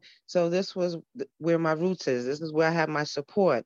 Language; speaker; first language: English; native; English